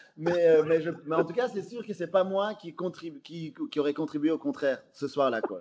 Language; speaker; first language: French; native; French